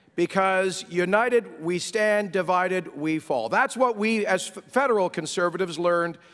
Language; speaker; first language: English; native; English